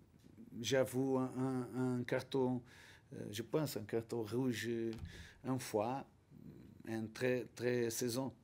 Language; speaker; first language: French; non-native, learner; Portuguese